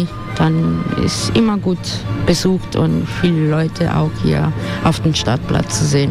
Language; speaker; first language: German; non-native, fluent; Italian